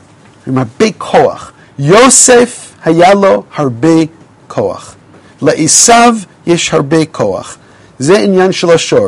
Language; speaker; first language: Hebrew; non-native, fluent; English